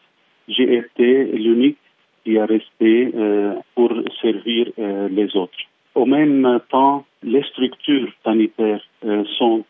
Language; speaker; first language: French; non-native, fluent; Arabic